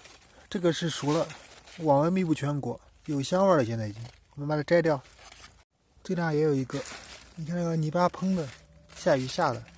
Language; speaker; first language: Chinese; native; Chinese